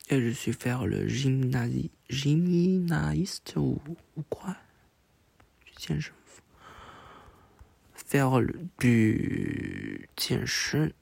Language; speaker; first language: French; non-native, learner; Chinese